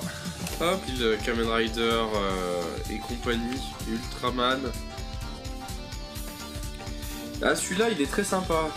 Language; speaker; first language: French; native; French